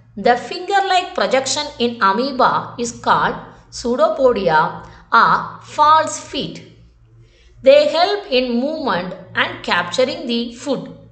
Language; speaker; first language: English; non-native, local second language; Tamil